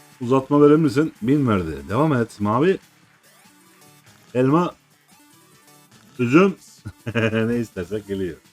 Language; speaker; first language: Turkish; native; Turkish